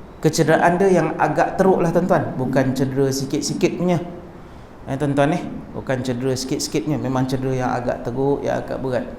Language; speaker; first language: Malay; native; Malay